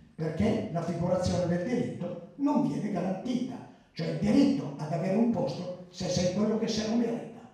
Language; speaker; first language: Italian; early bilingual, other home language; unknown